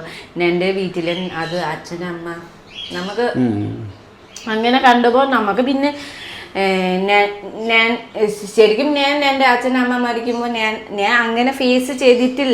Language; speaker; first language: Malayalam; non-native, fluent; Nepali